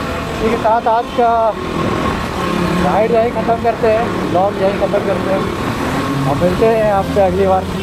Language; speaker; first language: Hindi; native; Hindi